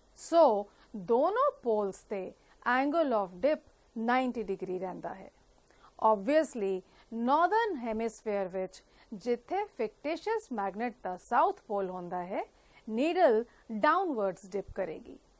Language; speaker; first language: Punjabi; native; Punjabi